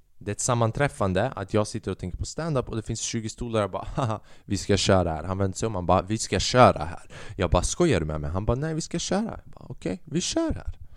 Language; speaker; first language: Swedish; early bilingual, other home language; Albanian